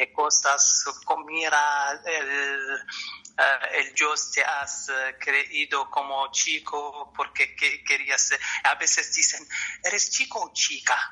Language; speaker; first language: Spanish; non-native, learner; Arabic